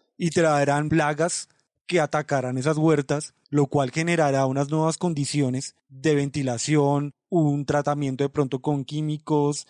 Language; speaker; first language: Spanish; native; Spanish